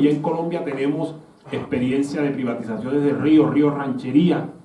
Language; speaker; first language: Spanish; native; Spanish